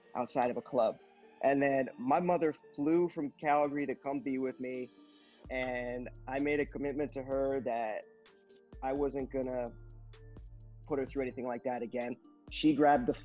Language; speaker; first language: English; native; English